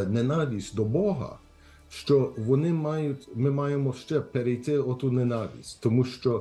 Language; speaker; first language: Ukrainian; early bilingual, heritage; Ukrainian